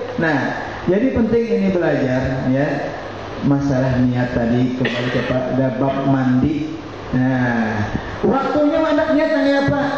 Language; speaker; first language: Malay; non-native, local second language; Banjar